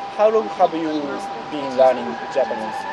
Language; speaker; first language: English; non-native, fluent; Japanese